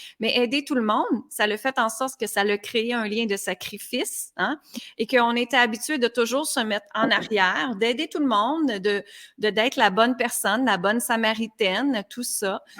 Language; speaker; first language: French; native; French